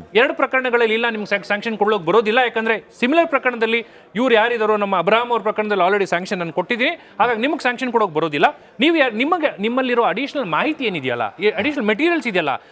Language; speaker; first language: Kannada; native; Kannada